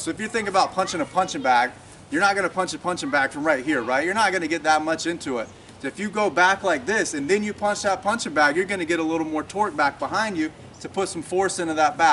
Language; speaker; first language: English; native; English